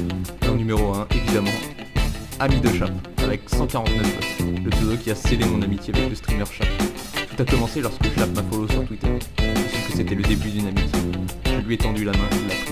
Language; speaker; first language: French; native; French